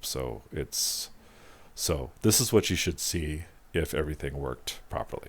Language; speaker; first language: English; native; English